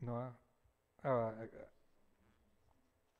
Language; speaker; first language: Spanish; native; Spanish